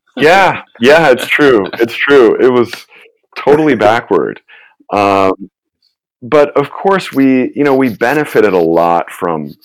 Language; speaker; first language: English; native; English